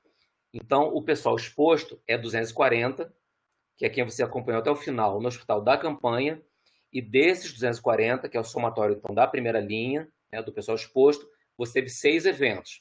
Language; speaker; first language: Portuguese; native; Portuguese